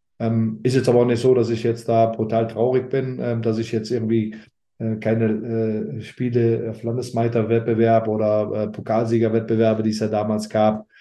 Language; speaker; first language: German; early bilingual, other home language; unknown